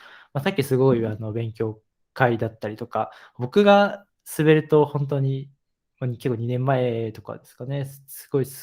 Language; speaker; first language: Japanese; native; Japanese